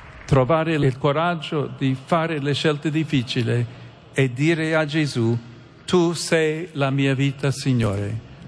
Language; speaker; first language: Italian; non-native, fluent; English